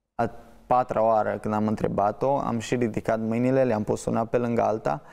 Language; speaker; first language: Romanian; native; Romanian